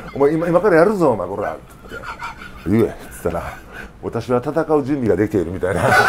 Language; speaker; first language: Japanese; native; Japanese